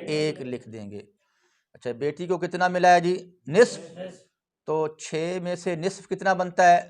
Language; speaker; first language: Urdu; non-native, local second language; Punjabi